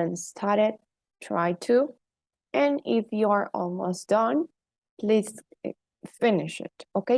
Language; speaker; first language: English; non-native, fluent; Spanish